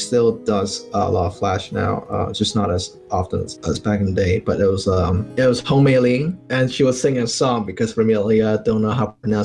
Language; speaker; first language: English; non-native, local second language; Cantonese